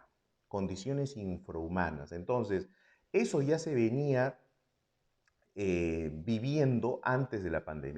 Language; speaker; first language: Spanish; native; Spanish